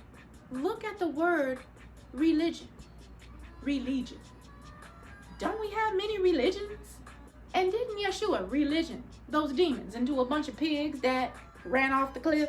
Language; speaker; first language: English; native; English